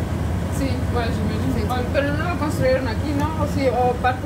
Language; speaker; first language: Spanish; non-native, fluent; German